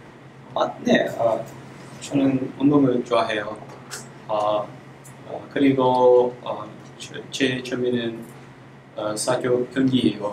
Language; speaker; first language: Korean; non-native, learner; Uzbek